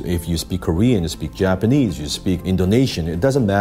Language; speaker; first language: English; non-native, local second language; Cantonese